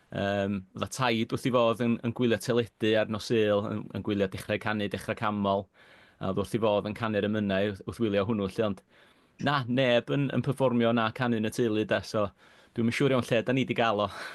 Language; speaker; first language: Welsh; native; Welsh